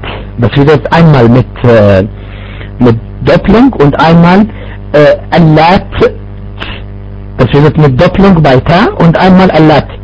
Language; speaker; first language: German; non-native, fluent; Arabic